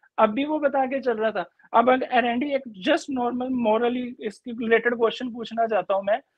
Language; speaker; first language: Hindi; native; Hindi